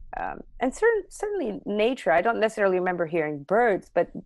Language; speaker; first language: English; non-native, fluent; Armenian